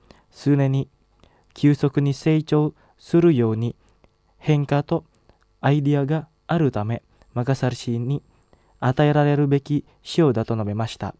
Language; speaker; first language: Japanese; non-native, fluent; Indonesian